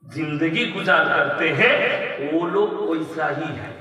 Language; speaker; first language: Hindi; non-native, local second language; Bangla